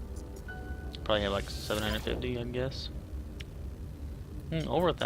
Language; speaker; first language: English; native; English